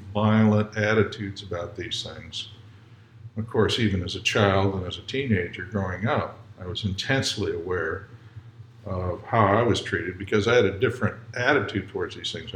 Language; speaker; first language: English; native; English